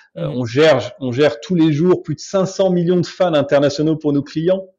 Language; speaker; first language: French; native; French